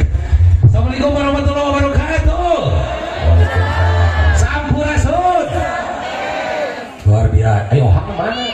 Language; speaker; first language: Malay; non-native, local second language; Sundanese